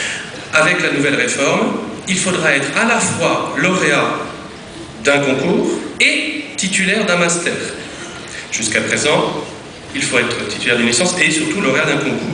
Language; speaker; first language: French; native; French